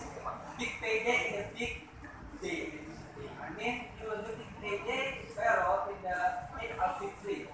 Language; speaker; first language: English; non-native, learner; Indonesian